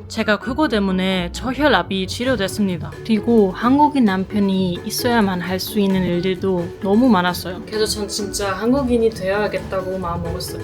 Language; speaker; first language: Korean; non-native, fluent; German